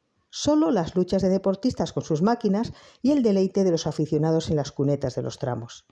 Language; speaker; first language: Spanish; native; Spanish